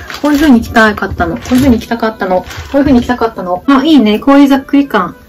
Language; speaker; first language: Japanese; native; Japanese